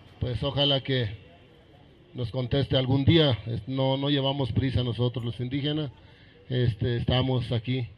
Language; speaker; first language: Spanish; non-native, local second language; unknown